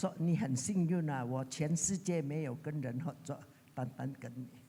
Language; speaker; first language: Chinese; early bilingual, heritage; Chinese